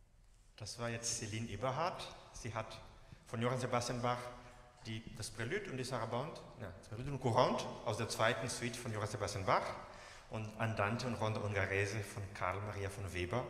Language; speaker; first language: German; native; German